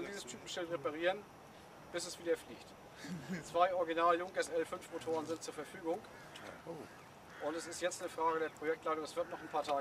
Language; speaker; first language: German; native; German